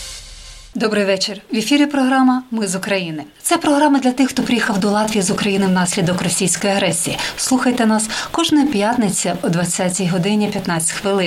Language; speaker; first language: Ukrainian; native; Ukrainian